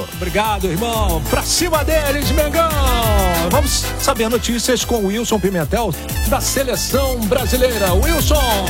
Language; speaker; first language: Portuguese; native; Portuguese